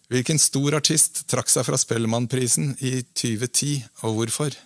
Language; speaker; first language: Norwegian; native; Norwegian